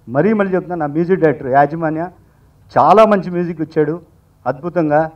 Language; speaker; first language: Telugu; native; Telugu